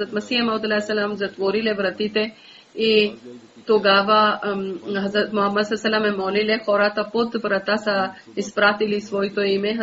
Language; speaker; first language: Bulgarian; native; Bulgarian